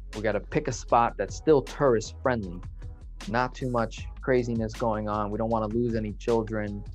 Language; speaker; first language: English; native; English